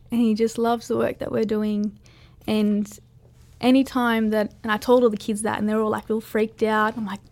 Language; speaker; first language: English; native; English